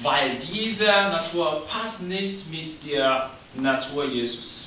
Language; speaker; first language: German; non-native, learner; English